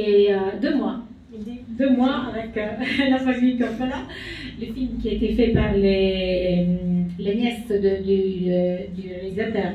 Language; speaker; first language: French; non-native, fluent; Italian